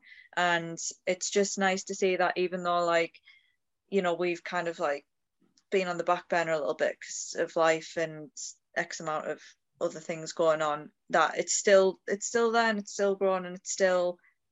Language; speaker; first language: English; native; English